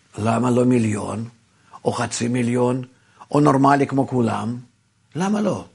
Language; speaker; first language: Hebrew; non-native, fluent; Russian